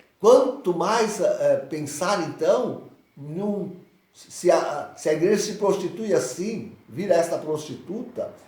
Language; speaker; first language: Portuguese; native; Portuguese